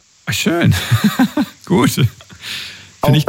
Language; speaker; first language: German; native; German